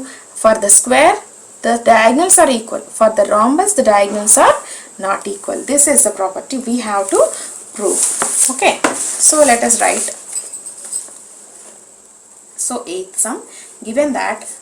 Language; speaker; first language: English; non-native, local second language; Telugu